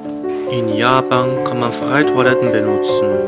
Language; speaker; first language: German; non-native, learner; Japanese